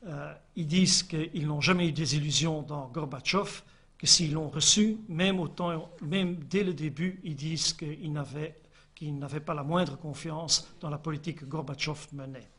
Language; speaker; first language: French; native; French